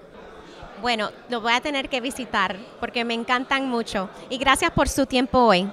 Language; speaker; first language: Spanish; early bilingual, heritage; Spanish